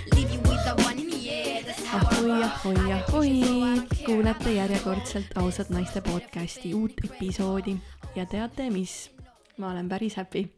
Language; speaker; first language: Estonian; native; Estonian